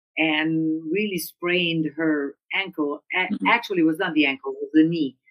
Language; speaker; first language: English; non-native, fluent; Italian